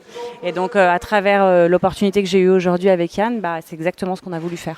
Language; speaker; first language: French; native; French